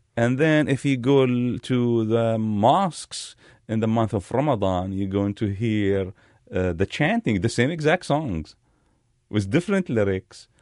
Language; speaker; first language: English; non-native, fluent; Arabic